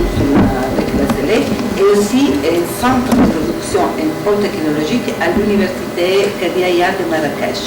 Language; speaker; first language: French; non-native, learner; Italian